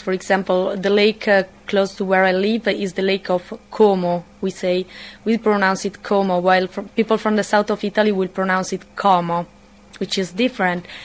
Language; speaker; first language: English; non-native, fluent; Italian